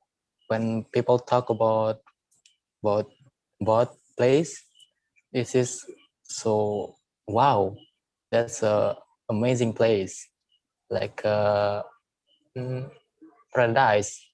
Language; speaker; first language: English; non-native, learner; Indonesian